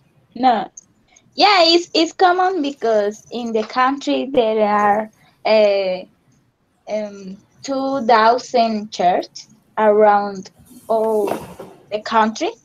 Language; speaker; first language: English; non-native, learner; Spanish